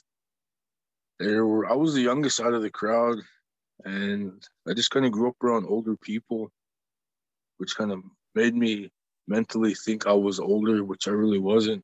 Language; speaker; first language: English; native; English